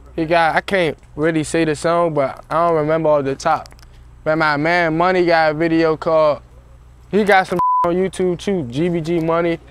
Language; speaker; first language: English; native; English